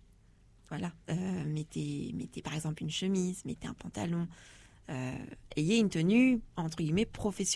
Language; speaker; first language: French; native; French